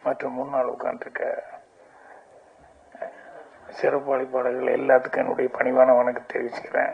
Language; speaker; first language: Tamil; native; Tamil